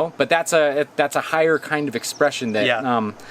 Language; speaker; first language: English; native; English